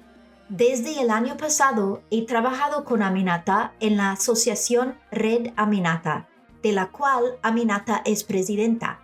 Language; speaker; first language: Spanish; non-native, fluent; English